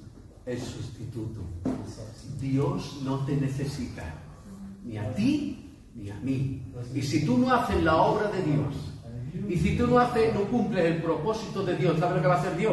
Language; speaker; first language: Spanish; native; Spanish